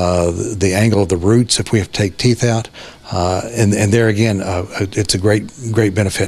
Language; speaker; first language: English; native; English